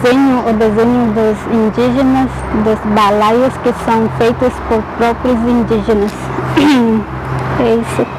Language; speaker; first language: Portuguese; non-native, local second language; Guarani